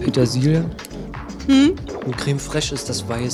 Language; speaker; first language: German; native; German